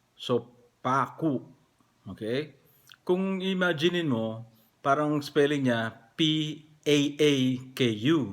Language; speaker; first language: Filipino; non-native, local second language; Pampanga